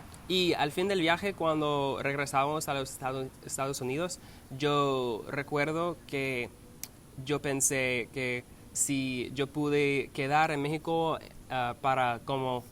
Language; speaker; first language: Spanish; non-native, learner; English